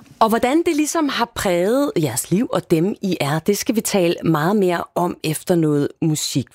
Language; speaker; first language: Danish; native; Danish